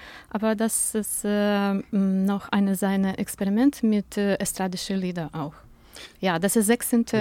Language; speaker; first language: German; non-native, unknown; Ukrainian